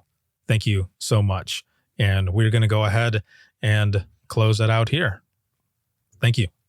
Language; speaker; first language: English; native; English